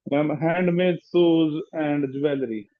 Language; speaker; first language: English; non-native, learner; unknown